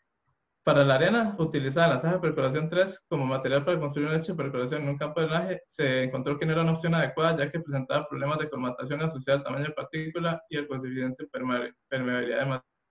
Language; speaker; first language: Spanish; native; Spanish